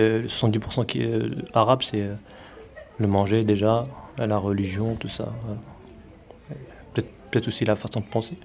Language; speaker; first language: French; early bilingual, other home language; Arabic